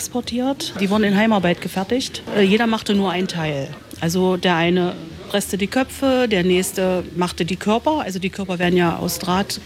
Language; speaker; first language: German; native; German